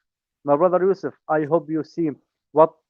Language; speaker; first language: English; non-native, learner; Arabic